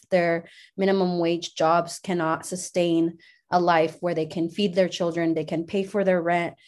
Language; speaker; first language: English; early bilingual, other home language; Spanish